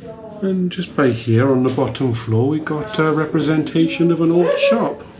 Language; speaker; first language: English; native; English